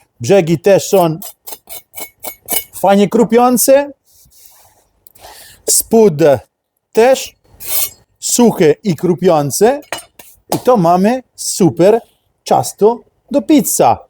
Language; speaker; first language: Polish; non-native, learner; Italian